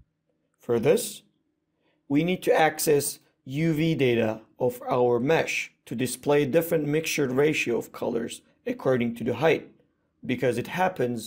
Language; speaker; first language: English; non-native, fluent; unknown